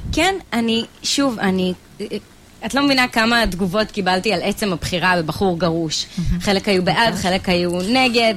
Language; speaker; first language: Hebrew; native; Hebrew